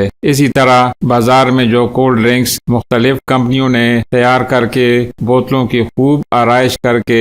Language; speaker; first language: Urdu; native; Urdu